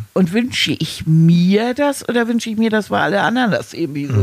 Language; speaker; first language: German; native; German